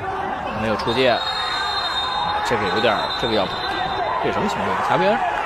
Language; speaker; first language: Chinese; native; Chinese